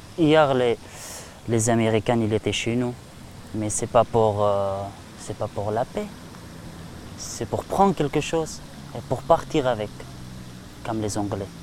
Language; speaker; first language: French; non-native, learner; Persian